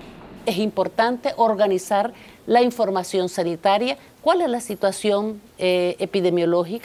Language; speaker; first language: Spanish; native; Spanish